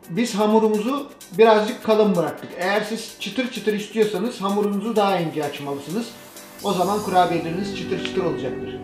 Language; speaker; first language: Turkish; native; Turkish